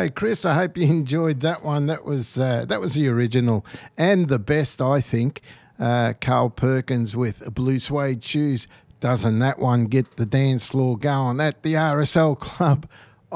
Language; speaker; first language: English; native; English